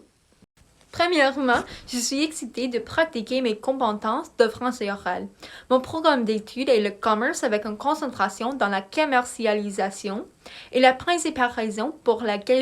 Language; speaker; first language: French; non-native, learner; English